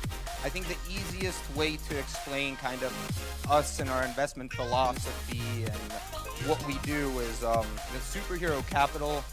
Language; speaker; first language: English; non-native, fluent; Finnish